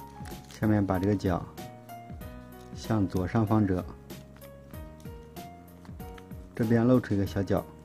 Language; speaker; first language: Chinese; native; Chinese